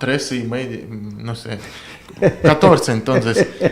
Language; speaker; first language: Spanish; non-native, learner; Russian